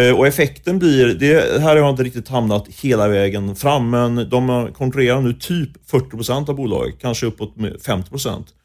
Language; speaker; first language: Swedish; native; Swedish